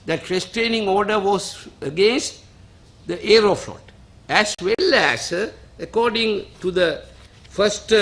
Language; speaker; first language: English; non-native, local second language; Sinhala